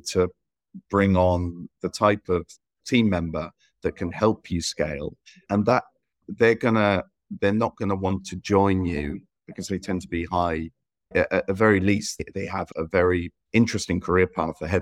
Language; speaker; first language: English; native; English